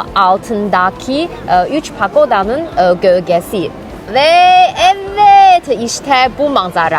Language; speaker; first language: Turkish; non-native, fluent; Chinese